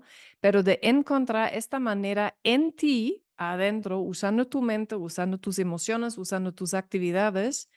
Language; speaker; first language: Spanish; non-native, fluent; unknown